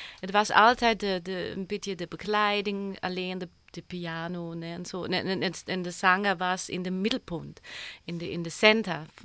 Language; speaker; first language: Dutch; non-native, learner; German